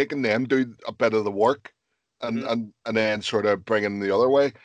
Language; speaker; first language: English; native; English